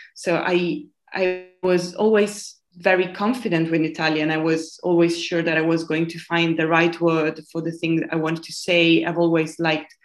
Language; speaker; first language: English; non-native, fluent; Italian